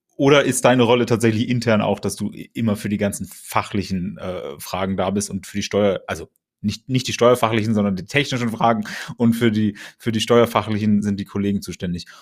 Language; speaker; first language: German; native; German